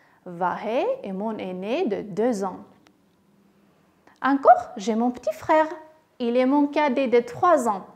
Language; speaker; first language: French; non-native, fluent; Armenian